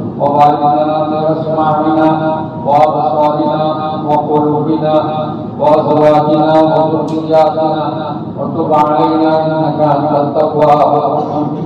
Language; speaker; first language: Arabic; non-native, fluent; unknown